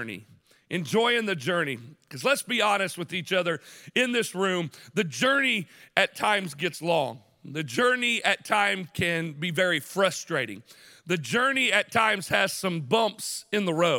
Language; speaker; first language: English; native; English